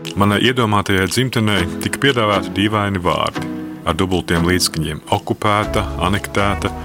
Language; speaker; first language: Latvian; native; Latvian